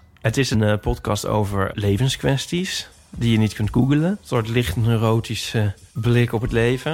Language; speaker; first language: Dutch; native; Dutch